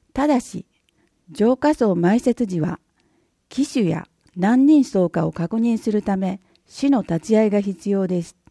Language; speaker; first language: Japanese; native; Japanese